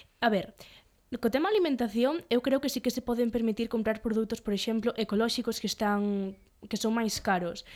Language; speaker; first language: Galician; non-native, local second language; Spanish